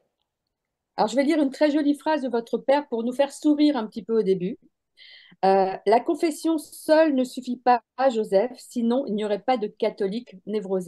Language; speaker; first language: French; native; French